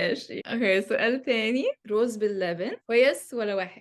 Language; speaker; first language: Egyptian Arabic; non-native, learner; English